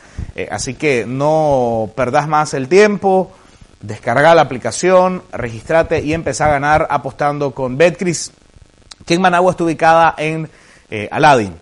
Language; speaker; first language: Spanish; native; Spanish